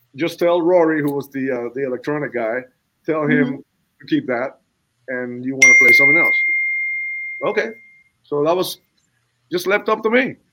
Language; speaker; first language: English; non-native, fluent; Spanish